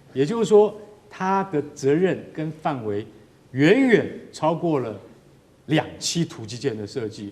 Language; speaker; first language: Chinese; native; Chinese